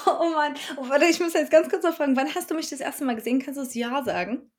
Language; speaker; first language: German; native; German